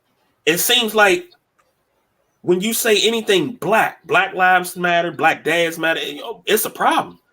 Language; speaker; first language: English; native; English